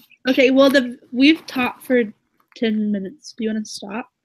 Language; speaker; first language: English; native; English